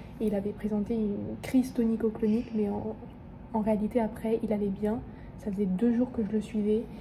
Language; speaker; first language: French; native; French